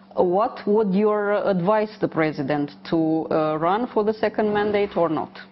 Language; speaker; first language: English; non-native, fluent; Romanian